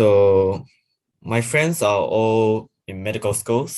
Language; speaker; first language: English; non-native, learner; Japanese